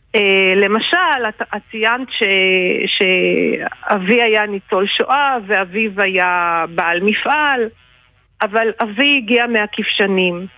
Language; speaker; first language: Hebrew; native; Hebrew